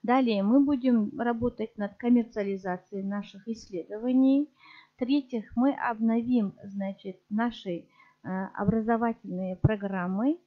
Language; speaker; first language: Russian; non-native, local second language; Kazakh